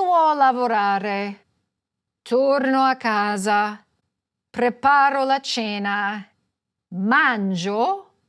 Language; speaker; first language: Italian; non-native, fluent; English